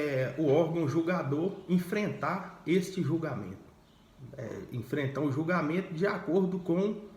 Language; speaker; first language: Portuguese; native; Portuguese